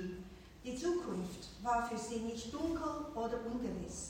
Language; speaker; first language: German; non-native, fluent; Chinese